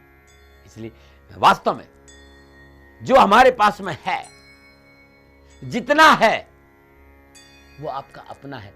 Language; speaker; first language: Hindi; native; Hindi